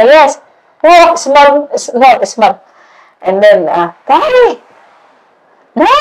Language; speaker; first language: English; non-native, learner; Indonesian